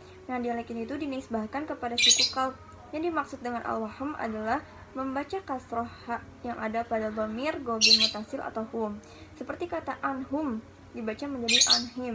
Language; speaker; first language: Indonesian; native; Indonesian